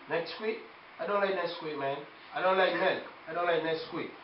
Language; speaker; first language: English; native; English